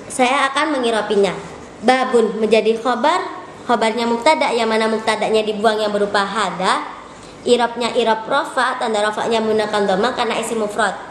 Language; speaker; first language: Indonesian; native; Indonesian